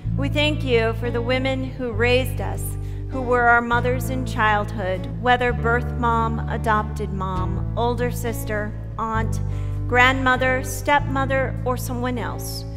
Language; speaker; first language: English; native; English